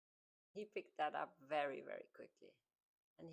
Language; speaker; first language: English; non-native, fluent; German